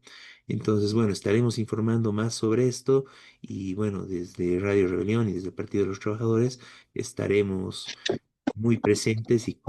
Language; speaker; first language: Spanish; native; Spanish